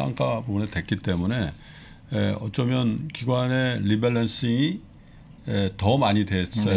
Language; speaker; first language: Korean; native; Korean